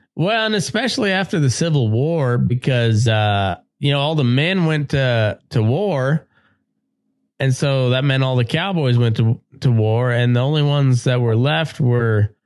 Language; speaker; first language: English; native; English